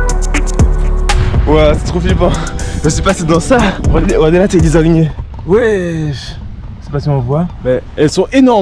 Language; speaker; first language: French; native; French